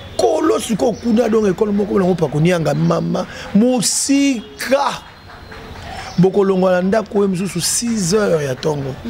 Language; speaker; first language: Lingala; native; Lingala